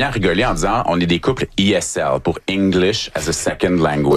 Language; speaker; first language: French; native; French